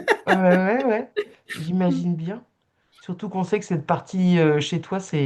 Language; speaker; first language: French; native; French